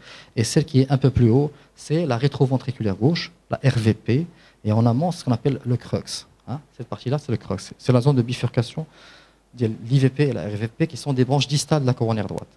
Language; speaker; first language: French; non-native, local second language; Arabic